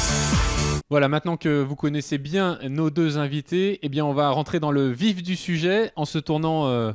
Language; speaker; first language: French; native; French